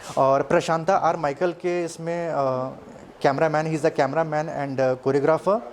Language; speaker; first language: Hindi; non-native, local second language; Telugu